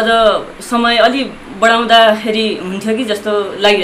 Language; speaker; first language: Nepali; non-native, local second language; Newari